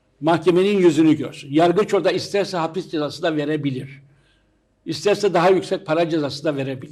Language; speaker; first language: Turkish; native; Turkish